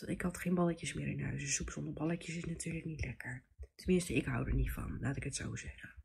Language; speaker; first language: Dutch; native; Dutch